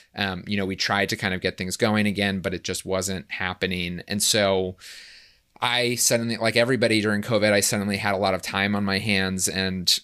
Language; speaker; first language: English; native; English